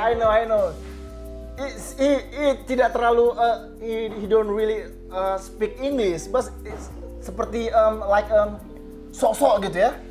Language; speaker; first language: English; non-native, learner; Indonesian